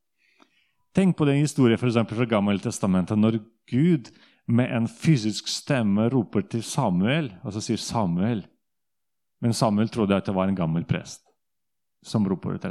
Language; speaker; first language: Norwegian; non-native, fluent; Russian